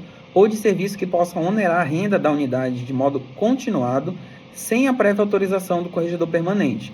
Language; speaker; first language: Portuguese; native; Portuguese